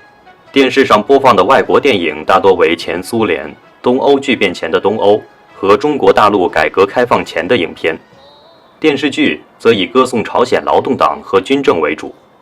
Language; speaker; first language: Chinese; native; Chinese